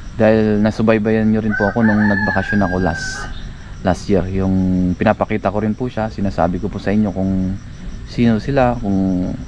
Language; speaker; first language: Filipino; native; Filipino